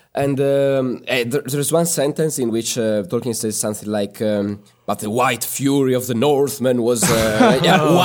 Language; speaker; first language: English; non-native, fluent; Italian